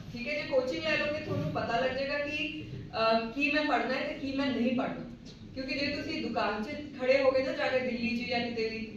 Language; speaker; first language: Punjabi; non-native, local second language; Hindi